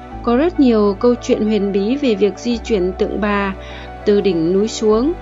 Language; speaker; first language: Vietnamese; native; Vietnamese